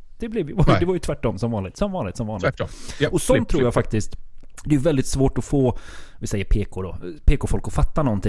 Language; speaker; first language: Swedish; native; Swedish